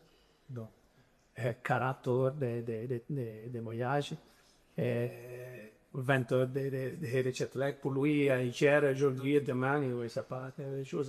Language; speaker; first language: French; non-native, fluent; Italian